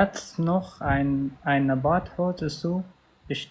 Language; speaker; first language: German; non-native, learner; Pashto